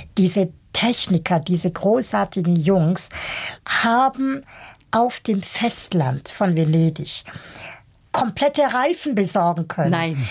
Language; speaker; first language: German; early bilingual, other home language; Bosnian